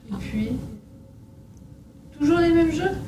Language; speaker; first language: French; native; French